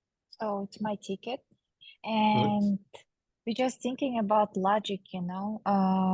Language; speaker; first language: English; non-native, learner; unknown